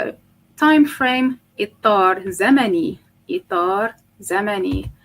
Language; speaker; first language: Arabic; non-native, fluent; English